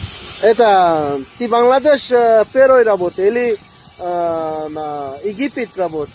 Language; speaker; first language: Russian; non-native, learner; Bangla